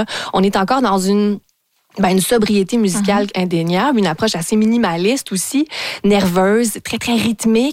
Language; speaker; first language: French; native; French